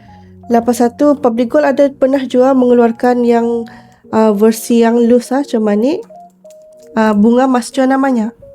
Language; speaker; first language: Malay; native; Malay